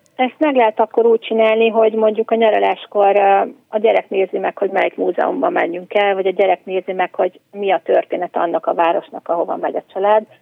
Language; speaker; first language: Hungarian; native; Hungarian